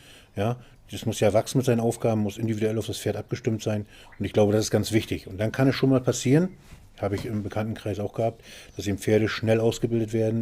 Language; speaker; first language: German; native; German